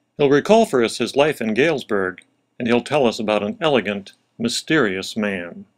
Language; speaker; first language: English; native; English